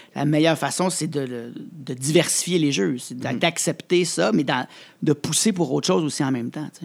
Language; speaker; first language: French; native; French